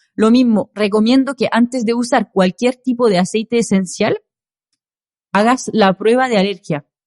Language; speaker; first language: Spanish; non-native, fluent; French